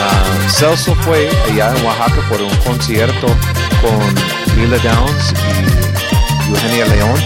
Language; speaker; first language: Spanish; non-native, learner; English